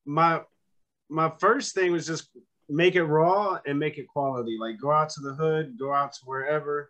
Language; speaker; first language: English; native; English